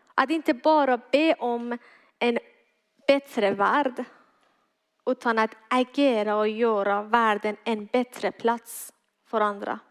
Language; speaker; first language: Swedish; non-native, fluent; Persian